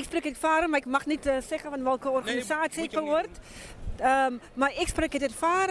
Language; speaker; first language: Dutch; non-native, fluent; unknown